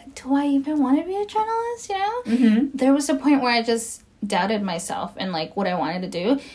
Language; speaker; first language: English; native; English